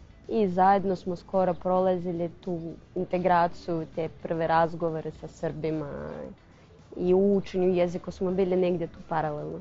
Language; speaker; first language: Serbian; non-native, fluent; Russian